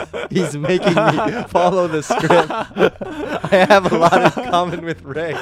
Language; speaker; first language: English; early bilingual, other home language; Chinese